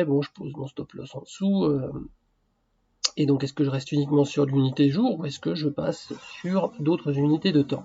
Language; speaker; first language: French; native; French